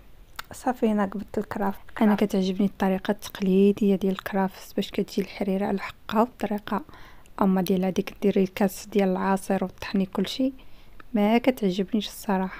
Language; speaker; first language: Arabic; native; Arabic